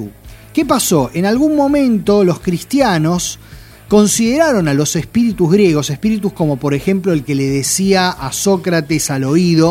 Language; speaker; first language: Spanish; native; Spanish